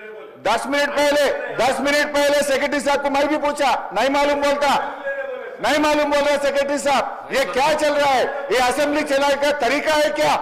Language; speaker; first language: Hindi; non-native, local second language; Telugu